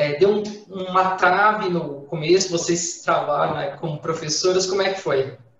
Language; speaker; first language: Portuguese; native; Portuguese